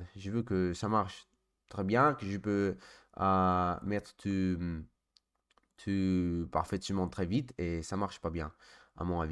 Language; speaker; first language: French; non-native, learner; Spanish